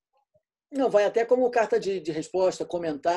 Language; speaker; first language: Portuguese; native; Portuguese